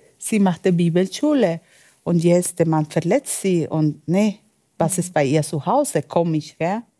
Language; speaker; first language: German; non-native, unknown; Spanish